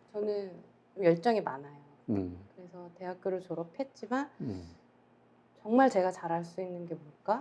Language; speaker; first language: Korean; native; Korean